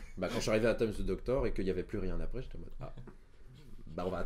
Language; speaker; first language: French; native; French